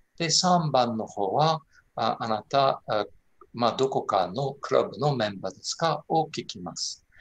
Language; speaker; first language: Japanese; non-native, fluent; French